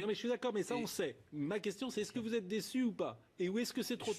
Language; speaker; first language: French; native; French